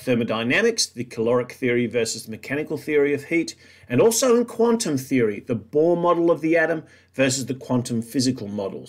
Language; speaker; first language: English; native; English